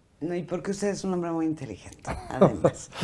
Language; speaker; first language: Spanish; native; Spanish